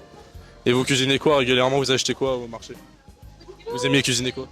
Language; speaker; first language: French; native; French